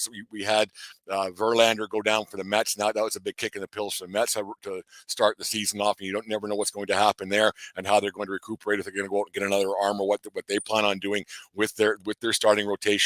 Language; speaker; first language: English; native; English